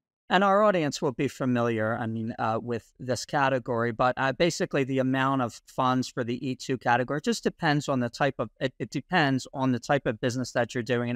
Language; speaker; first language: English; native; English